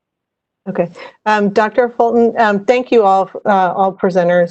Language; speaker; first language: English; native; English